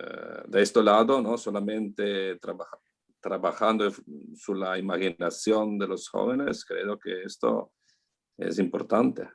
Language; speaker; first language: Spanish; non-native, learner; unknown